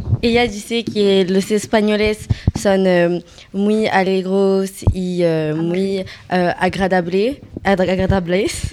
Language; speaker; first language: Spanish; non-native, learner; French